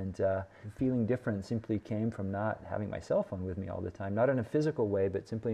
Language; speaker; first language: English; native; English